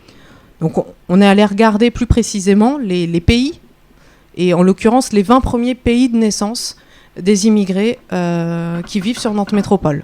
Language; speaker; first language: French; native; French